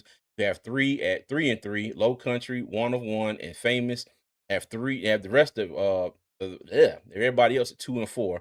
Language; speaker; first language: English; native; English